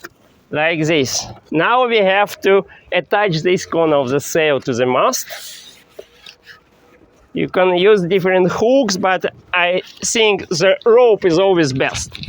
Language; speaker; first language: English; non-native, fluent; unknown